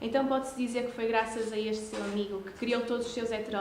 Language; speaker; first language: Portuguese; native; Portuguese